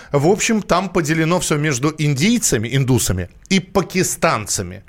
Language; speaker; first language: Russian; native; Russian